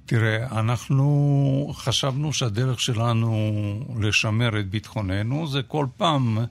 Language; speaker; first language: Hebrew; non-native, fluent; Romanian